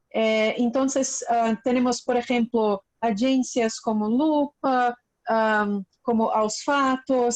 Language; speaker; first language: Spanish; non-native, fluent; Portuguese